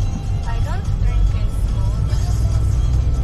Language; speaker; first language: English; non-native, learner; Japanese